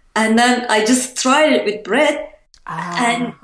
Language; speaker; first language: English; non-native, fluent; Turkish